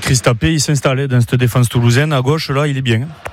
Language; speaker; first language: French; native; French